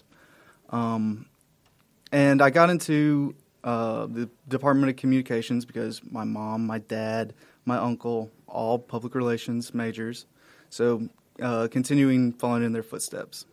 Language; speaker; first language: English; native; English